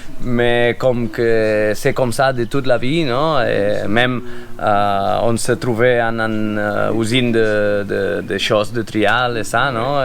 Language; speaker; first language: French; non-native, fluent; Spanish